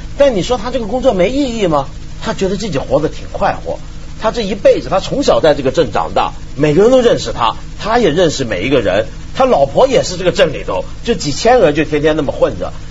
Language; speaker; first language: Chinese; non-native, local second language; Cantonese